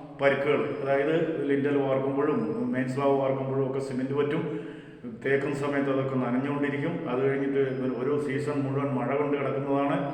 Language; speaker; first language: Malayalam; native; Malayalam